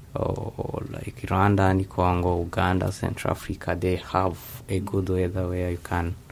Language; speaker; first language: English; non-native, local second language; Kinyarwanda